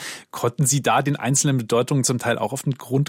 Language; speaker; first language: German; native; German